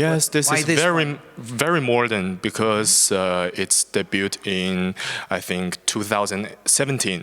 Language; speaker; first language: English; non-native, fluent; Chinese